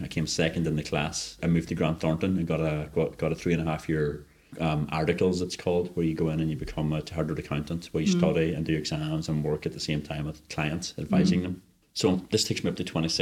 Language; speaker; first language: English; native; English